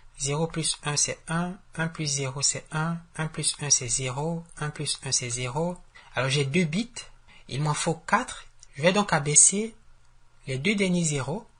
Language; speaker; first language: French; native; French